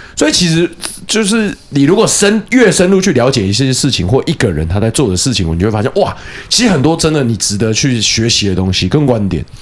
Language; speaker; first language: Chinese; native; Chinese